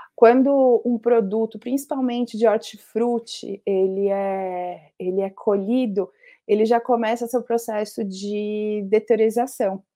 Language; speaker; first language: Portuguese; native; Portuguese